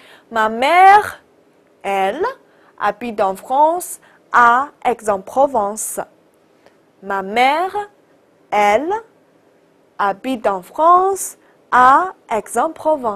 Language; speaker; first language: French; non-native, fluent; Chinese